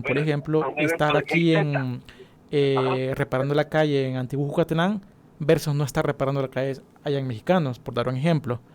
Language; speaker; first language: Spanish; native; Spanish